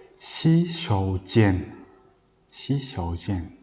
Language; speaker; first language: Chinese; non-native, learner; Mongolian